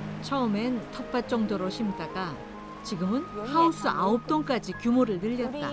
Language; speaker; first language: Korean; native; Korean